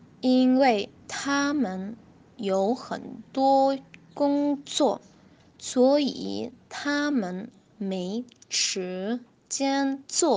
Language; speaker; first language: Chinese; non-native, learner; Spanish